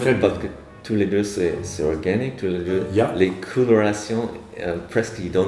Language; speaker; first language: French; non-native, fluent; English